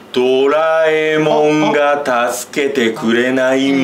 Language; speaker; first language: Japanese; native; Japanese